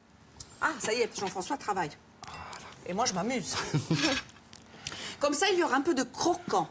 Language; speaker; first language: French; native; French